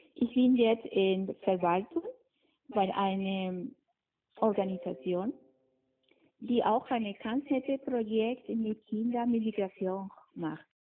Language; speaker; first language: German; non-native, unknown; Spanish